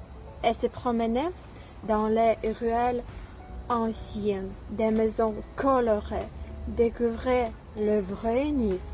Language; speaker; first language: French; non-native, learner; Ukrainian